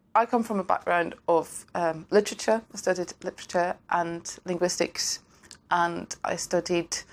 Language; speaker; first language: English; non-native, fluent; Norwegian